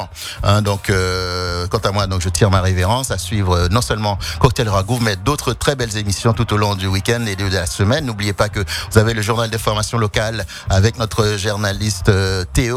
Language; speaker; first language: French; native; French